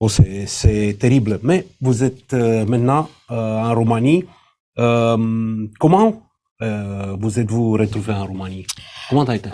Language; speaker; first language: French; non-native, fluent; Romanian